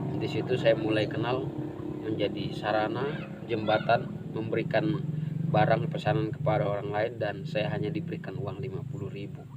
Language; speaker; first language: Indonesian; non-native, local second language; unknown